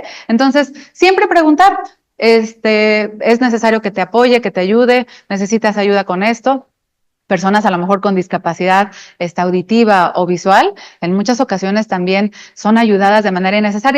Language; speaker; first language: Spanish; native; Spanish